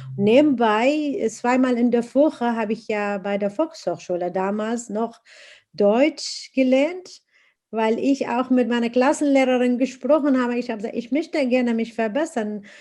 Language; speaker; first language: German; non-native, fluent; Arabic